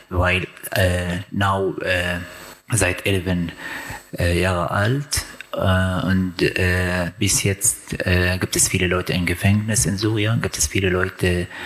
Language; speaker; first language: German; non-native, learner; Arabic